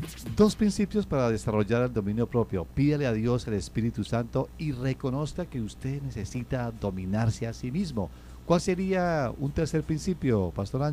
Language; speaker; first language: Spanish; native; Spanish